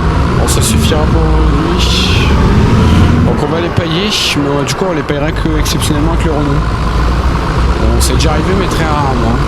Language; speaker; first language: French; native; French